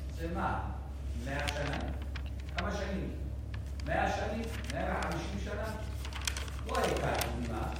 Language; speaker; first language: Hebrew; non-native, learner; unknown